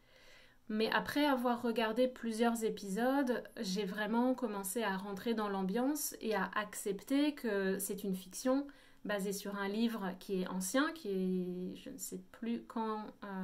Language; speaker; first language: French; native; French